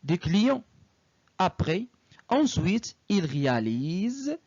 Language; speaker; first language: French; non-native, local second language; Arabic